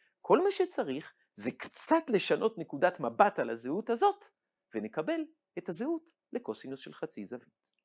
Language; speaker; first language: Hebrew; native; Hebrew